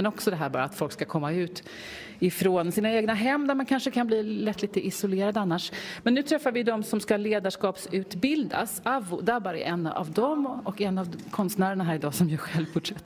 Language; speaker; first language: Swedish; native; Swedish